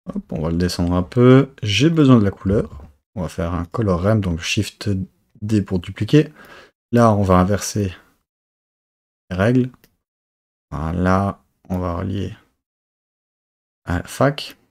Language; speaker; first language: French; native; French